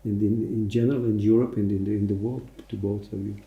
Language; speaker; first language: English; non-native, fluent; Mongolian